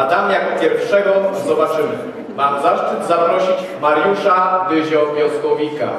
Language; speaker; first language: Polish; native; Polish